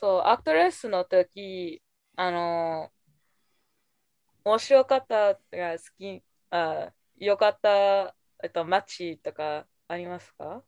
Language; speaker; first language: Japanese; non-native, fluent; English